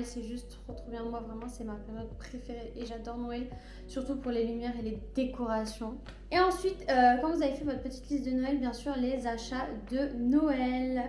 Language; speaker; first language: French; native; French